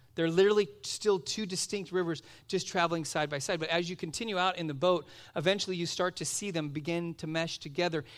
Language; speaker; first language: English; native; English